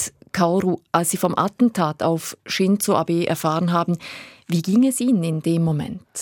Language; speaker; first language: German; native; German